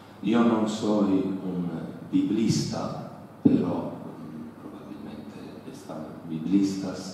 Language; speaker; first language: Spanish; non-native, learner; Italian